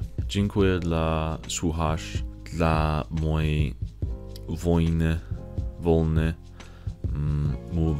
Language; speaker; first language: Polish; non-native, learner; English